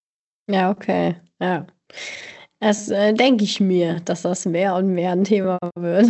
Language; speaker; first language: German; native; German